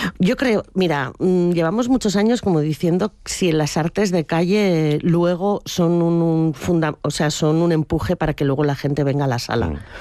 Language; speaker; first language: Spanish; native; Spanish